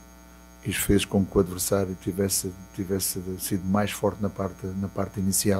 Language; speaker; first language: Portuguese; native; Portuguese